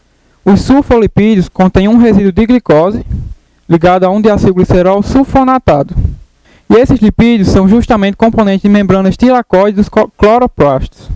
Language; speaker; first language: Portuguese; native; Portuguese